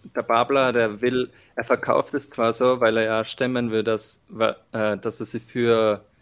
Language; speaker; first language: German; native; German